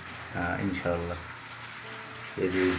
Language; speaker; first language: Hindi; non-native, fluent; Bangla